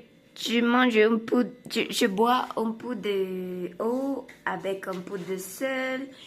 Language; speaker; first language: French; non-native, learner; Spanish